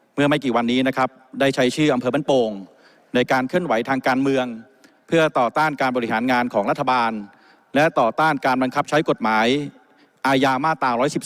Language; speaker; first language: Thai; native; Thai